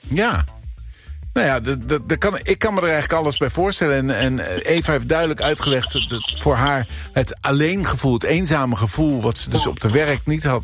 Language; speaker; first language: Dutch; native; Dutch